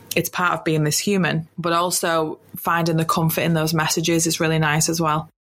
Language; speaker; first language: English; native; English